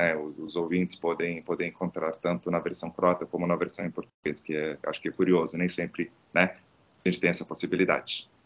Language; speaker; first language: Portuguese; non-native, fluent; Croatian